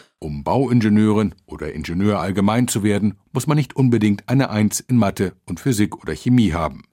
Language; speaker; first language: German; native; German